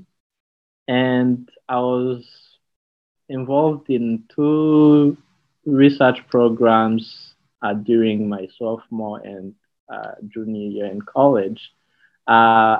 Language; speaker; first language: English; non-native, local second language; Kinyarwanda